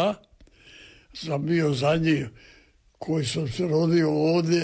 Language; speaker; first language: Serbian; native; Serbian